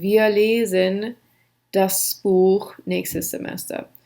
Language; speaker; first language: German; non-native, fluent; English